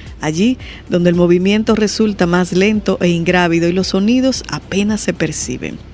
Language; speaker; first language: Spanish; native; Spanish